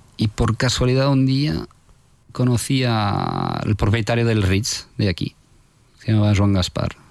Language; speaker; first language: Spanish; non-native, fluent; French